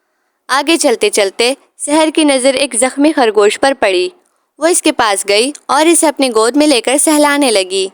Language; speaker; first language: Urdu; native; Urdu